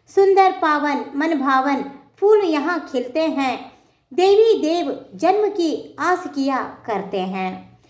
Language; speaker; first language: Hindi; non-native, local second language; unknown